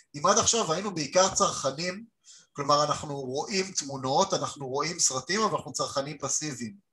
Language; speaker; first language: Hebrew; native; Hebrew